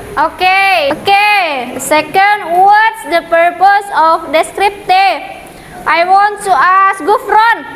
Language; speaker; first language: English; non-native, learner; Indonesian